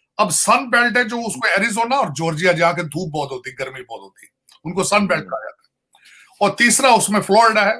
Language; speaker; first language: Urdu; non-native, local second language; Punjabi